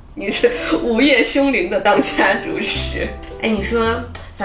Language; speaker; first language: Chinese; native; Chinese